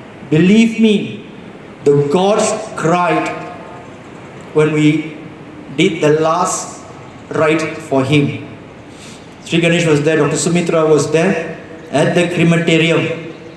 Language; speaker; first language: English; non-native, local second language; Tamil